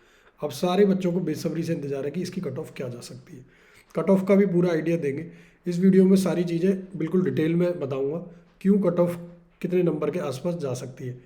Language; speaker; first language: Hindi; native; Hindi